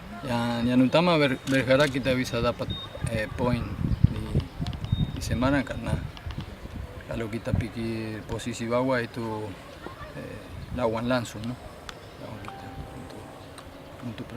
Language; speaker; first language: Indonesian; non-native, fluent; Spanish